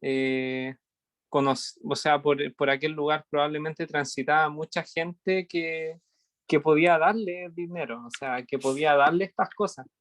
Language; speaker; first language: Spanish; native; Spanish